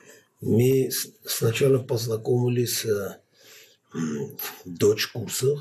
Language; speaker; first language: Russian; non-native, fluent; Armenian